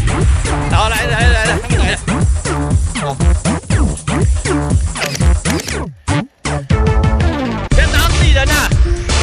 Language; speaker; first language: Chinese; native; Chinese